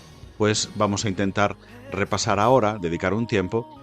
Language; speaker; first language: Spanish; native; Spanish